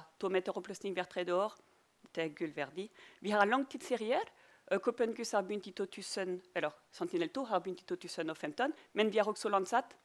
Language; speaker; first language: Norwegian; non-native, fluent; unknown